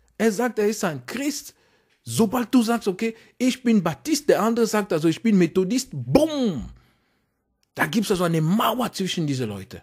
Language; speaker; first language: German; non-native, fluent; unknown